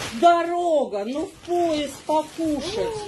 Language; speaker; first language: Russian; non-native, learner; Turkish